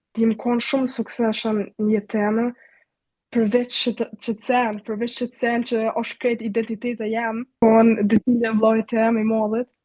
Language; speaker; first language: Albanian; early bilingual, heritage; Albanian